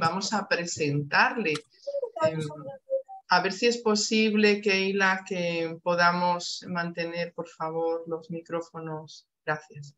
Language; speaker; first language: Spanish; native; Spanish